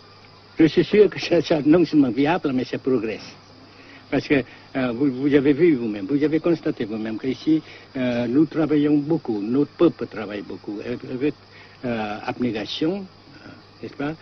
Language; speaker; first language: French; non-native, fluent; Vietnamese